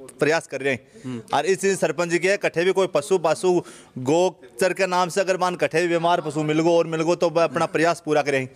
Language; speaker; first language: Hindi; native; Hindi